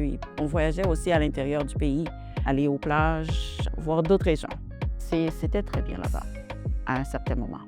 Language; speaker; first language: French; non-native, local second language; Haitian Creole